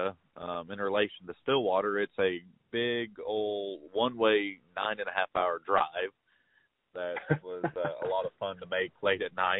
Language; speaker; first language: English; native; English